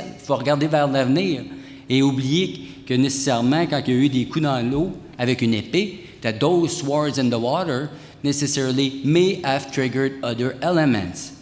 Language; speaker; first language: French; native; French